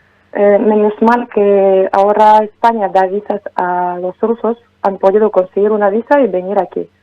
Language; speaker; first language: Spanish; non-native, fluent; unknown